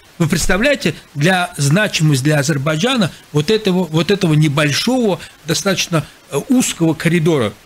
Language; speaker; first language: Russian; non-native, local second language; Azerbaijani